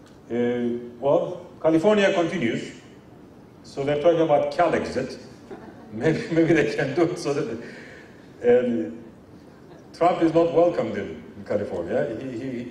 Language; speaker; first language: English; non-native, fluent; Turkish